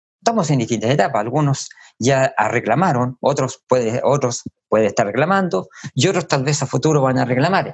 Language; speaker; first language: Spanish; native; Spanish